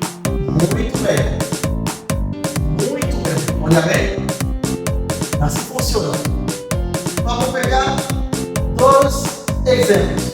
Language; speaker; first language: Portuguese; non-native, fluent; Haitian Creole